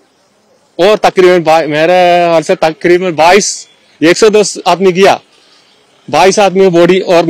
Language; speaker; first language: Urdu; non-native, local second language; Malayalam